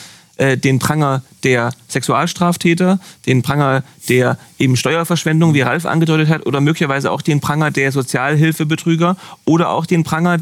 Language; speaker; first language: German; native; German